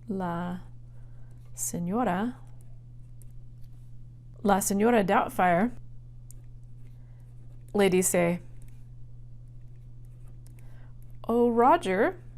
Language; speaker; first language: Spanish; non-native, fluent; English